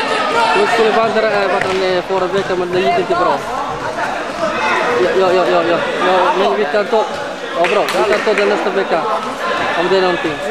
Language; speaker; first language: Swedish; non-native, learner; Somali